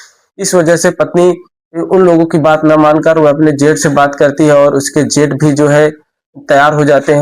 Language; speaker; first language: Hindi; native; Hindi